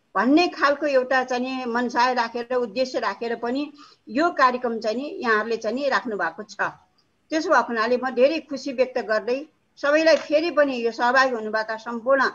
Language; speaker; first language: Nepali; non-native, local second language; Newari